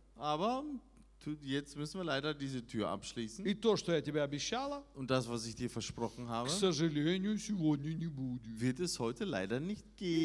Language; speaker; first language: German; non-native, fluent; Russian